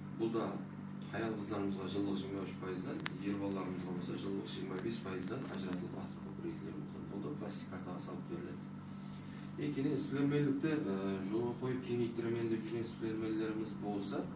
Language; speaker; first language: Uzbek; non-native, local second language; Kara-Kalpak